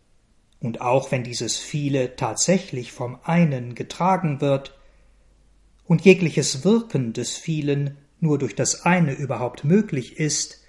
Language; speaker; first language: German; native; German